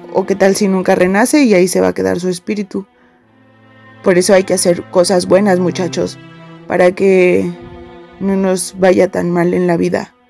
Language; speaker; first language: Spanish; native; Spanish